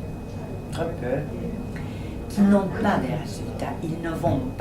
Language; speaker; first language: French; non-native, fluent; Spanish